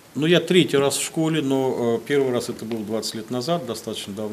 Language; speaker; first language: Russian; native; Russian